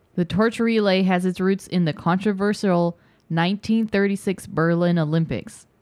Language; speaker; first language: English; early bilingual, other home language; Filipino